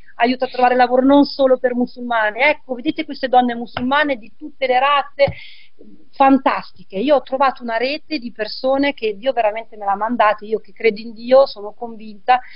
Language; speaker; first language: Italian; native; Italian